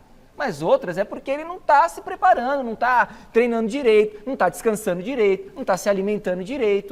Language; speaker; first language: Portuguese; native; Portuguese